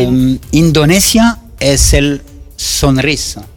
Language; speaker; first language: Spanish; non-native, learner; French